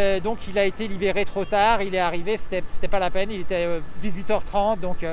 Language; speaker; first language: French; native; French